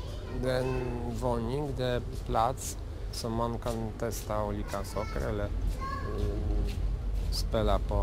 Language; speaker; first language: Swedish; non-native, learner; Polish